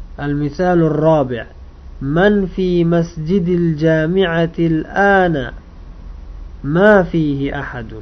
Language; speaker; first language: Arabic; non-native, fluent; Uzbek